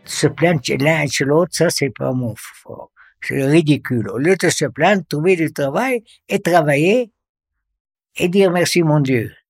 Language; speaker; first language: French; non-native, local second language; Arabic